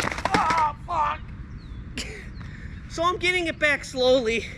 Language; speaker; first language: English; native; English